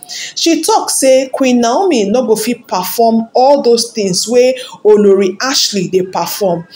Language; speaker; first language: Nigerian Pidgin; non-native, local second language; Yoruba